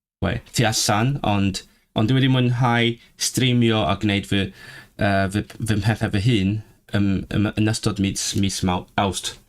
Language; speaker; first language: Welsh; non-native, learner; Cantonese